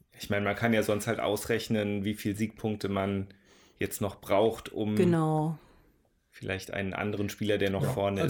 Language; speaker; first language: German; native; German